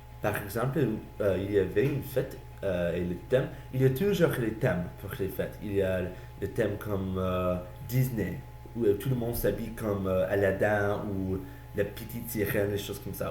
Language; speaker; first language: French; non-native, learner; English